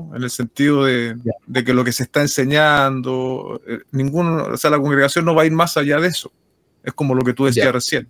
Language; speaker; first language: Spanish; native; Spanish